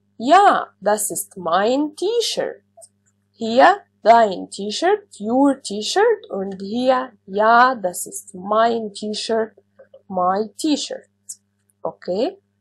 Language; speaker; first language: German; non-native, fluent; Arabic